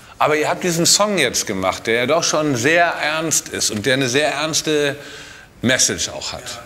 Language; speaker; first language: German; native; German